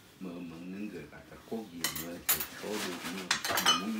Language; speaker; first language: Korean; native; Korean